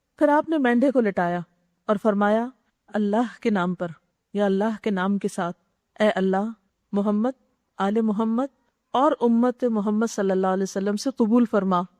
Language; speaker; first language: Urdu; native; Urdu